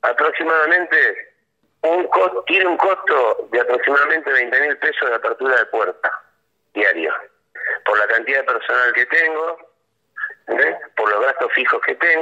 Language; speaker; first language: Spanish; native; Spanish